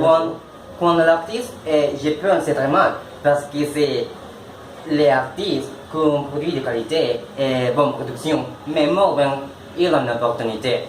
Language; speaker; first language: French; non-native, learner; Spanish